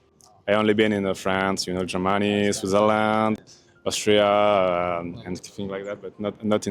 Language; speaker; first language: English; non-native, learner; French